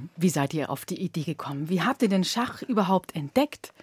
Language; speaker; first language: German; native; German